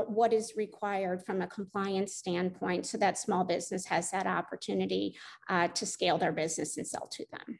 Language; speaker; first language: English; native; English